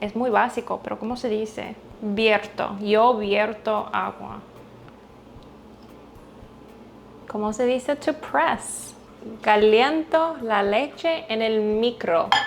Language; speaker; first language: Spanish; non-native, learner; English